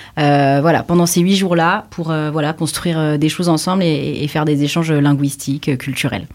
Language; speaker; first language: French; native; French